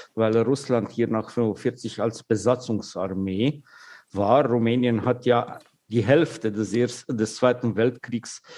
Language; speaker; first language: German; non-native, fluent; Russian